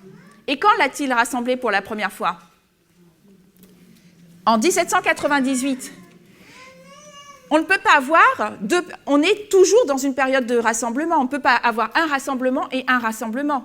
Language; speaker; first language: French; native; French